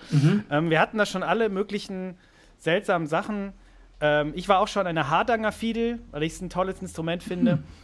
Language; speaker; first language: German; native; German